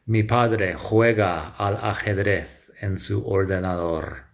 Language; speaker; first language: Spanish; non-native, fluent; English